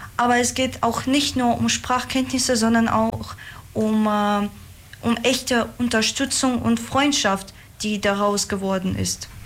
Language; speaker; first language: German; non-native, fluent; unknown